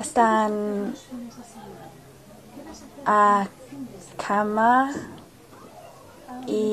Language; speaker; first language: Spanish; non-native, learner; English